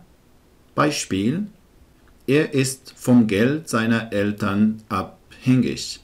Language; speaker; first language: German; non-native, fluent; Arabic